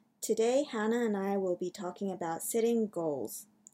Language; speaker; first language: English; early bilingual, other home language; Japanese